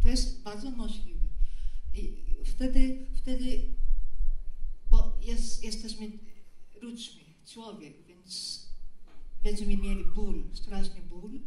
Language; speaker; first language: Polish; non-native, fluent; Japanese